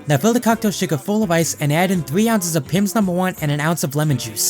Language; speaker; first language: English; native; English